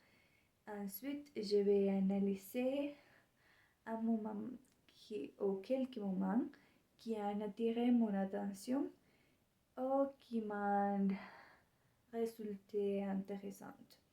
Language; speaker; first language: French; non-native, learner; Spanish